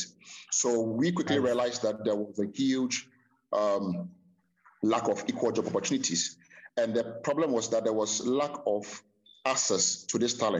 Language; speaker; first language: English; non-native, local second language; Akan